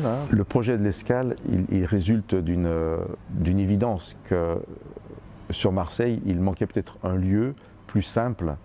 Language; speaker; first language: French; native; French